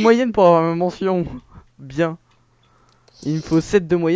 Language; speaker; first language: French; native; French